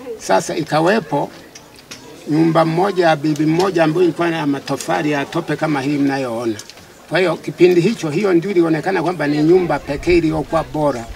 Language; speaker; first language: Swahili; non-native, local second language; Sukuma